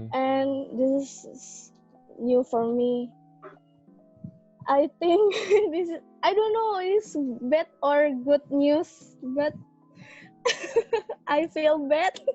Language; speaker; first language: English; non-native, learner; Indonesian